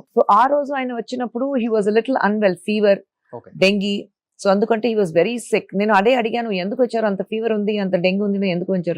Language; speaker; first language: Telugu; non-native, local second language; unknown